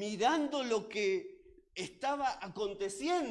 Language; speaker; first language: Spanish; native; Spanish